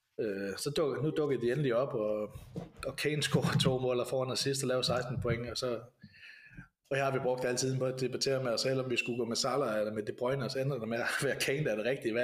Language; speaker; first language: Danish; native; Danish